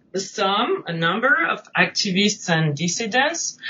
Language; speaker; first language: English; non-native, fluent; French